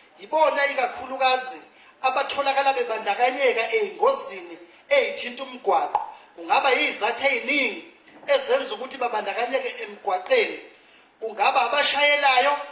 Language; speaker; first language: Zulu; native; Zulu